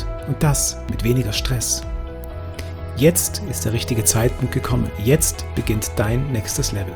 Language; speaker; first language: German; native; German